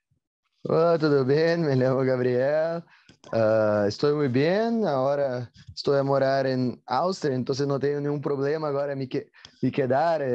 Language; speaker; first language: Spanish; non-native, learner; Portuguese